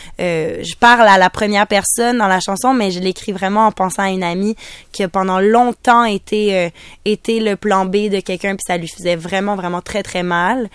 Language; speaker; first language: French; native; French